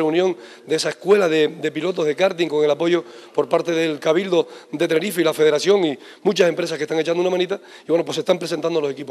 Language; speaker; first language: Spanish; native; Spanish